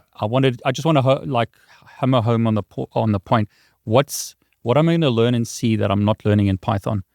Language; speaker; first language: English; native; English